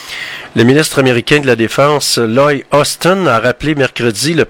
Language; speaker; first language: French; native; French